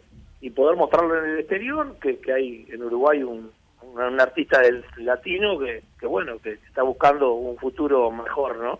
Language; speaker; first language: Spanish; native; Spanish